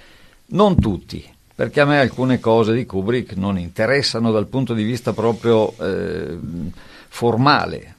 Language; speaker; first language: Italian; native; Italian